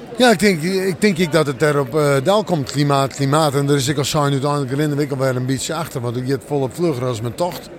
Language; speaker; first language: Dutch; non-native, local second language; Western Frisian